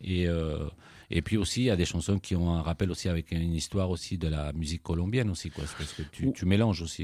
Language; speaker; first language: French; native; French